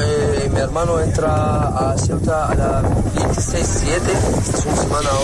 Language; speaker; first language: Spanish; non-native, learner; Arabic